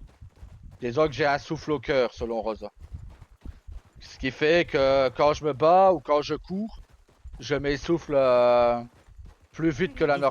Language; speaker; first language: French; native; French